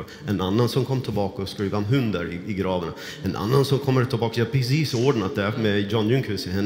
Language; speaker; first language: Swedish; non-native, fluent; English